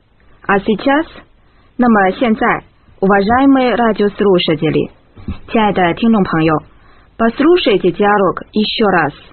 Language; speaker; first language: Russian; non-native, fluent; Chinese